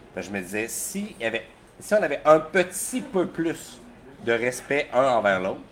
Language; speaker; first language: French; native; French